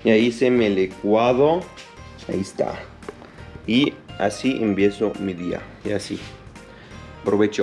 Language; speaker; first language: Spanish; non-native, fluent; Arabic